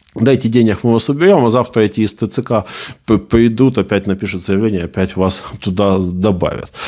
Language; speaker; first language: Russian; native; Russian